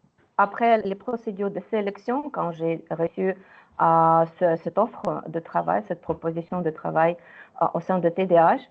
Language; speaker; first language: French; non-native, fluent; Ukrainian